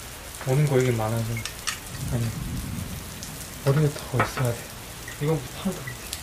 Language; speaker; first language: Korean; non-native, learner; Chinese